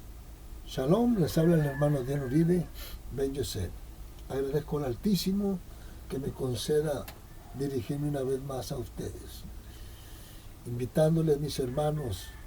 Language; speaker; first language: Spanish; native; Spanish